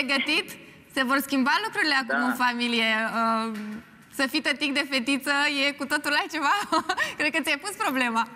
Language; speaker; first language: Romanian; native; Romanian